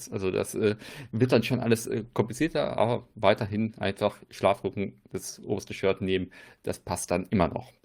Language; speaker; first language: German; native; German